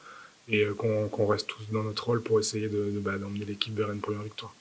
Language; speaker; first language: French; native; French